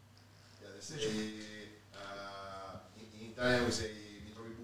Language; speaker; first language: English; non-native, fluent; Italian